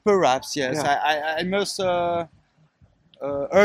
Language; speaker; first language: English; non-native, learner; French